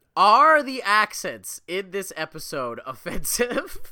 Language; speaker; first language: English; early bilingual, other home language; Italian